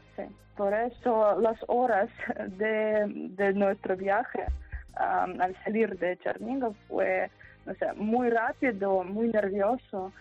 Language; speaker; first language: Spanish; non-native, fluent; Ukrainian